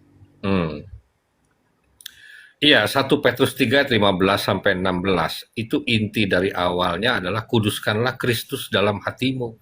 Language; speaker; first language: Indonesian; native; Indonesian